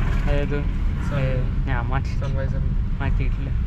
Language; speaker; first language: Malayalam; native; Malayalam